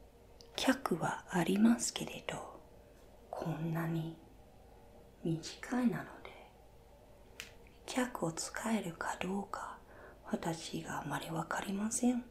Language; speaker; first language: Japanese; non-native, fluent; English